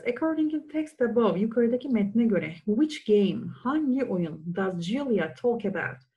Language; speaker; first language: English; non-native, fluent; Turkish